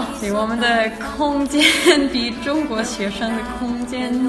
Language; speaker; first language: Chinese; non-native, learner; Danish